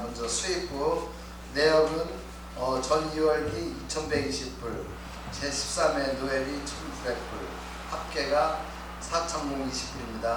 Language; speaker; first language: Korean; native; Korean